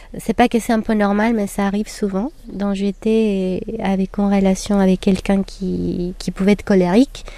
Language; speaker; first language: French; non-native, fluent; Spanish